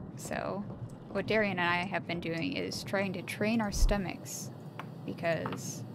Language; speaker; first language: English; native; English